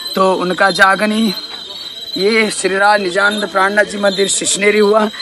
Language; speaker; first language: Hindi; non-native, fluent; Nepali